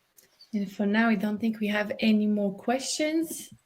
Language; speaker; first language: English; non-native, fluent; French